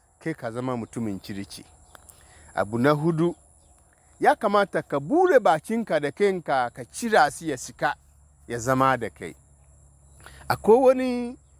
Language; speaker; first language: Hausa; non-native, local second language; Dyula